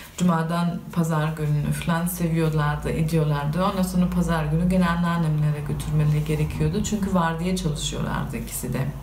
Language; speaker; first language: Turkish; early bilingual, heritage; Turkish